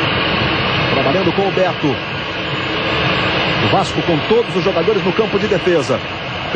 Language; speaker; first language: Portuguese; native; Portuguese